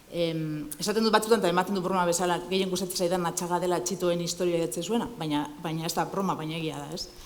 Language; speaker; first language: Basque; native; Basque